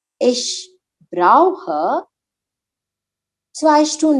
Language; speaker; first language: German; non-native, learner; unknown